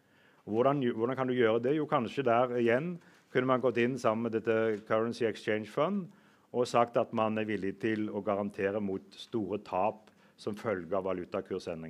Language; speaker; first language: Norwegian; native; Norwegian